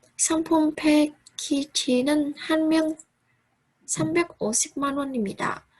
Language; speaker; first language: Korean; non-native, learner; Vietnamese